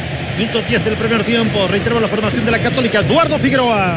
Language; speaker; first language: Spanish; native; Spanish